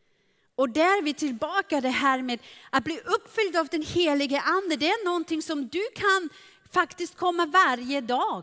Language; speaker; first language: Swedish; non-native, fluent; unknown